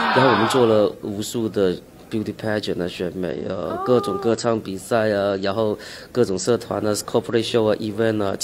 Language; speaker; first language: Chinese; non-native, local second language; Cantonese